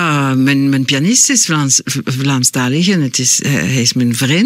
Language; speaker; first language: Dutch; non-native, learner; French